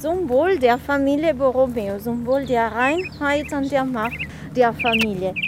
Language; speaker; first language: German; non-native, fluent; Italian